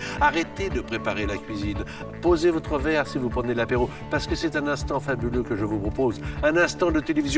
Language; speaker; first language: French; native; French